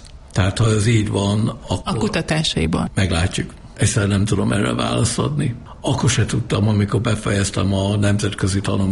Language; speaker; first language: Hungarian; non-native, fluent; English